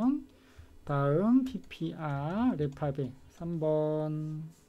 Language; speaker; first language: Korean; native; Korean